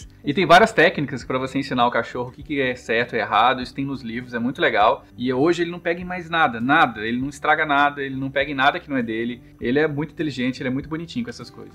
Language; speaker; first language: Portuguese; native; Portuguese